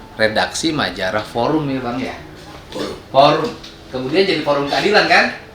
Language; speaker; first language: Indonesian; non-native, local second language; Sundanese